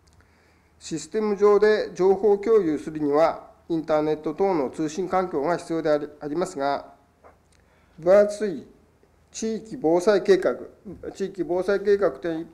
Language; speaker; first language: Japanese; native; Japanese